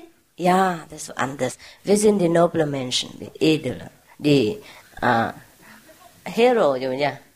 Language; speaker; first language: German; non-native, learner; Vietnamese